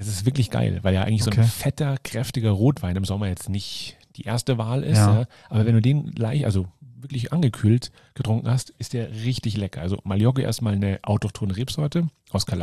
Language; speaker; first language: German; native; German